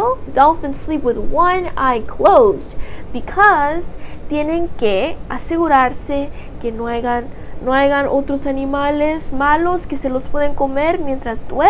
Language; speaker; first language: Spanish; early bilingual, heritage; Spanish